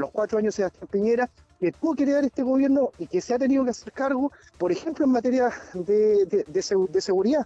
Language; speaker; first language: Spanish; native; Spanish